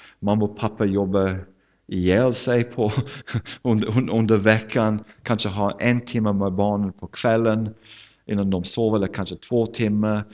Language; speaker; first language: Swedish; non-native, fluent; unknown